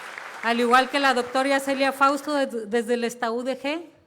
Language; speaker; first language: Spanish; native; Spanish